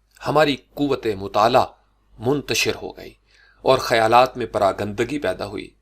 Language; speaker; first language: Urdu; non-native, local second language; Punjabi